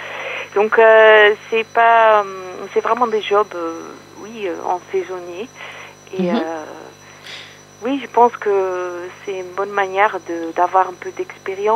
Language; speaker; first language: French; non-native, fluent; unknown